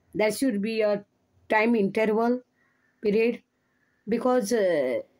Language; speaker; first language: English; non-native, local second language; Konkani